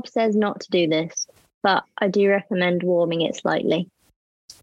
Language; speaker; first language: English; native; English